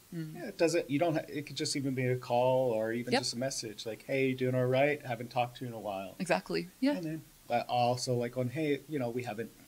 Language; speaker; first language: English; native; English